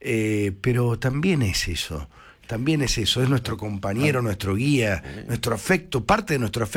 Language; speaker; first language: Spanish; native; Spanish